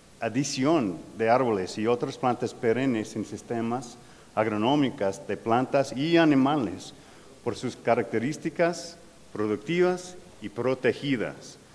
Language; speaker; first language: Spanish; non-native, learner; English